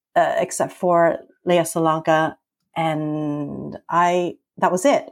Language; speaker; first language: English; early bilingual, other home language; Filipino